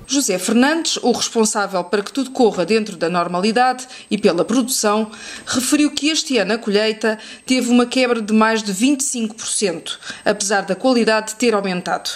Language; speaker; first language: Portuguese; native; Portuguese